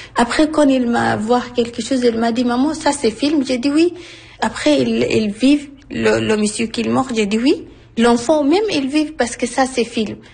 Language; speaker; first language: French; non-native, learner; Arabic